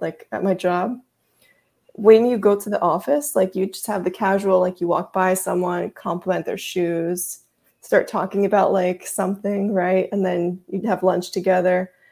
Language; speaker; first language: English; early bilingual, other home language; Russian